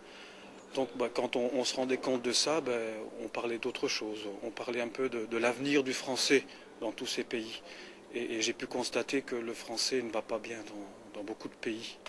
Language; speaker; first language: French; native; French